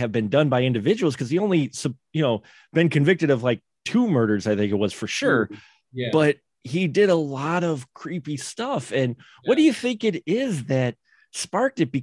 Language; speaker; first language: English; native; English